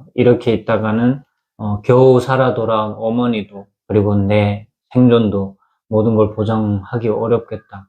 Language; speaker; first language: Korean; native; Korean